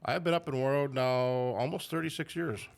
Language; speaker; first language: English; native; English